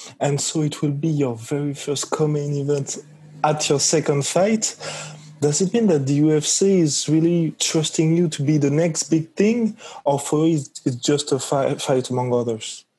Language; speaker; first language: English; non-native, fluent; French